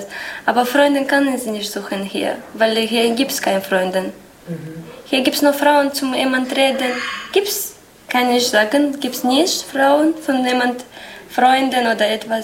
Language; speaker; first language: German; non-native, learner; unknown